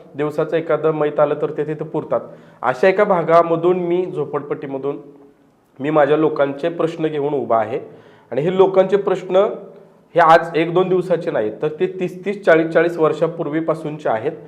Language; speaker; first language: Marathi; native; Marathi